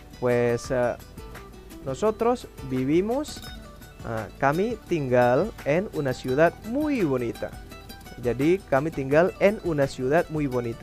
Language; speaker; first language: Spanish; non-native, fluent; Indonesian